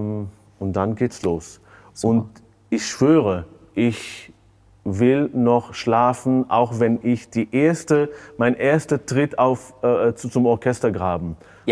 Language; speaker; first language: German; non-native, fluent; Hebrew